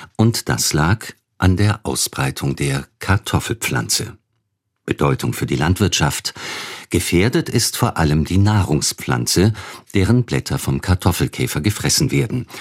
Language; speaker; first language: German; native; German